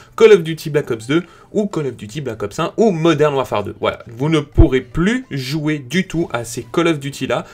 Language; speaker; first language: French; native; French